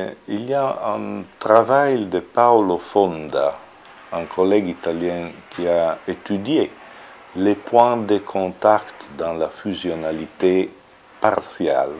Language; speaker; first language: French; non-native, fluent; Italian